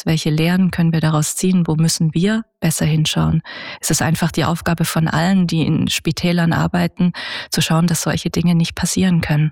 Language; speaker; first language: German; native; German